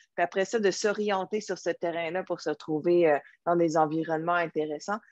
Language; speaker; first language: French; native; French